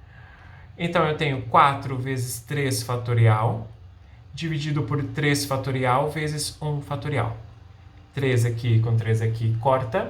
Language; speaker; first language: Portuguese; native; Portuguese